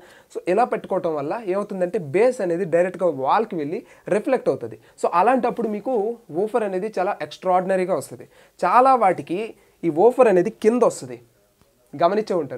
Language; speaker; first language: Telugu; native; Telugu